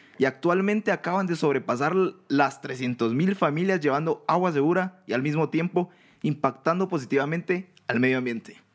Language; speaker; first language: Spanish; native; Spanish